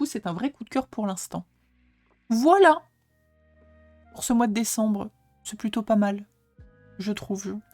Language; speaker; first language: French; native; French